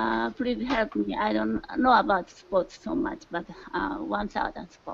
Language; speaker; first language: English; non-native, learner; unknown